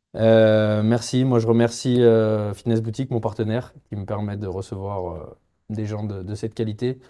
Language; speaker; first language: French; native; French